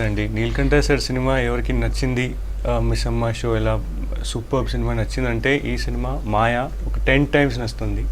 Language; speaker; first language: Telugu; non-native, fluent; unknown